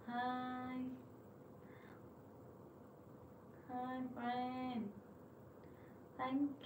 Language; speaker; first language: English; non-native, learner; Vietnamese